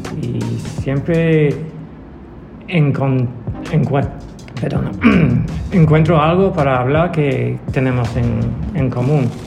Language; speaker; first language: Spanish; non-native, learner; English